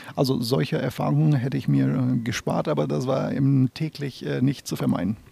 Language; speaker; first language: German; non-native, fluent; Portuguese